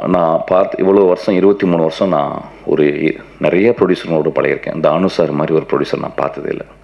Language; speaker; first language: Tamil; non-native, local second language; Malayalam